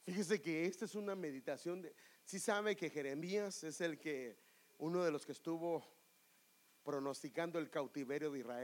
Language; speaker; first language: Spanish; native; Spanish